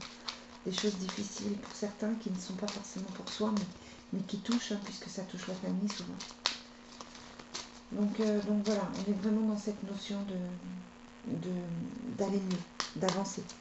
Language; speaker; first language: French; native; French